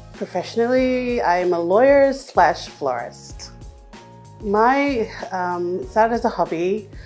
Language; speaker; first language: English; non-native, fluent; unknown